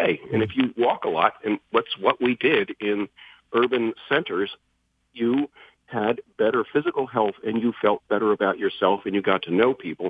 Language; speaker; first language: English; native; English